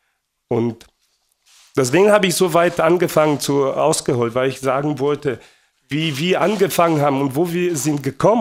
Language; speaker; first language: German; non-native, fluent; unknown